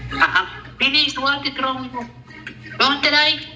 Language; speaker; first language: English; non-native, learner; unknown